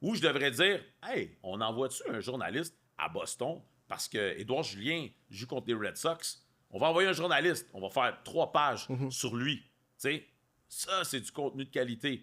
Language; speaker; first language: French; native; French